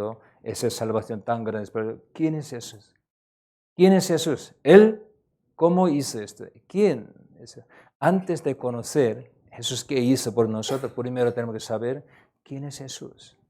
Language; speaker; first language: Spanish; non-native, learner; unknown